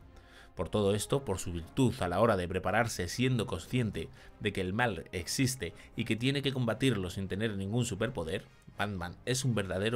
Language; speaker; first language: Spanish; native; Spanish